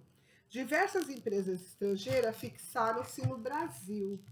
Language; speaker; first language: Portuguese; native; Portuguese